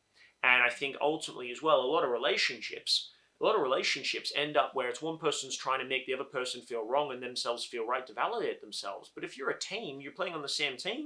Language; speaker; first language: English; native; English